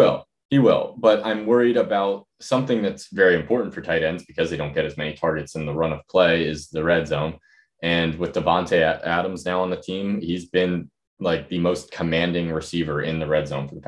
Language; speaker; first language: English; native; English